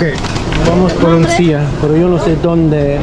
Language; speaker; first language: Spanish; non-native, learner; English